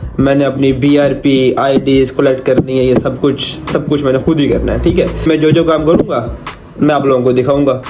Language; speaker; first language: Urdu; native; Urdu